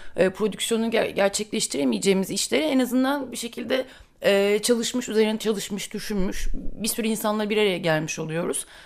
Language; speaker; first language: Turkish; native; Turkish